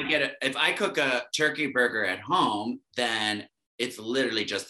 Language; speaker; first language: English; native; English